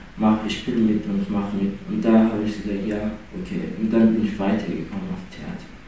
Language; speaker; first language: German; non-native, learner; Persian